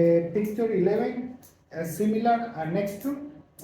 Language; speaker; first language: English; non-native, learner; Spanish